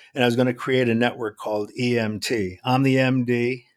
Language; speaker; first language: English; native; English